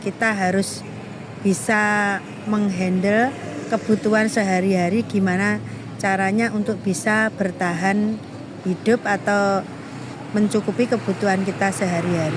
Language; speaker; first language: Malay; non-native, local second language; Javanese